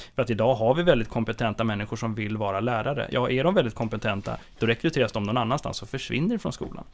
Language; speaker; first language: Swedish; native; Swedish